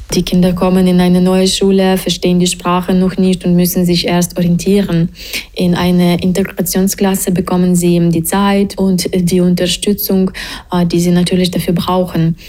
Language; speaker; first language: German; native; German